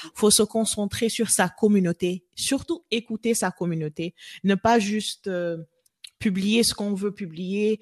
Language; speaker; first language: French; non-native, local second language; Wolof